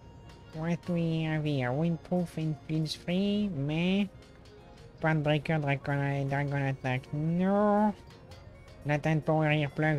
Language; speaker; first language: English; non-native, fluent; French